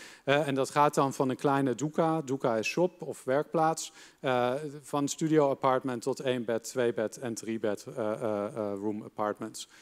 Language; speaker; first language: Dutch; native; Dutch